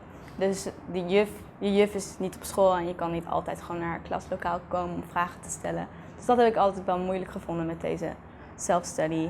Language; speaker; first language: Dutch; early bilingual, heritage; Dutch